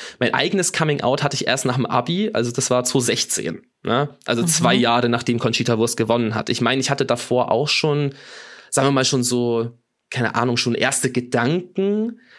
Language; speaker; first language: German; early bilingual, other home language; Russian